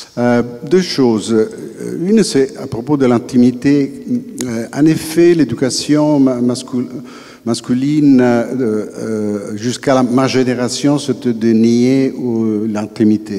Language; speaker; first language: French; non-native, fluent; Italian